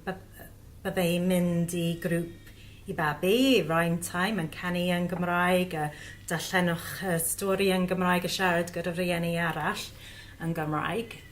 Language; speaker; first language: Welsh; non-native, learner; English